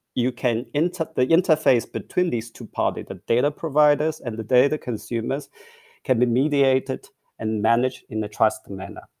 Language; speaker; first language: English; non-native, fluent; Chinese